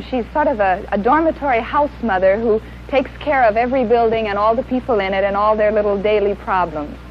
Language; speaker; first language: English; native; English